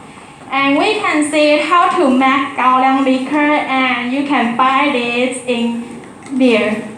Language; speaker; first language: English; non-native, learner; Chinese